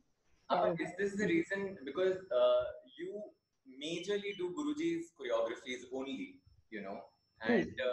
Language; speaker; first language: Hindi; native; Hindi